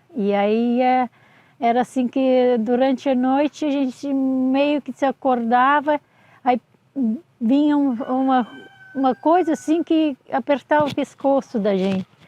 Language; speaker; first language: Portuguese; non-native, local second language; Low German